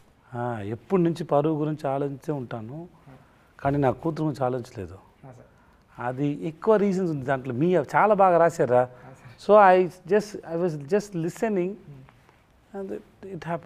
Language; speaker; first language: Telugu; non-native, learner; Tamil